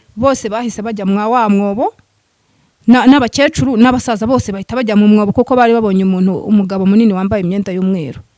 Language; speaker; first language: Kinyarwanda; native; Kinyarwanda